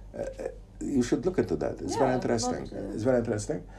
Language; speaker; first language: English; non-native, fluent; Polish